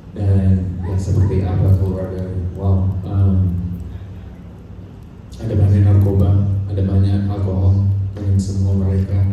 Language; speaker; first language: Indonesian; non-native, fluent; English